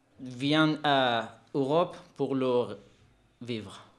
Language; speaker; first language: French; non-native, learner; Persian